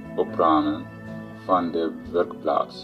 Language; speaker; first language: Dutch; non-native, learner; Tigrinya